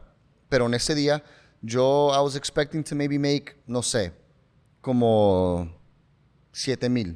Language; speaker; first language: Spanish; early bilingual, heritage; English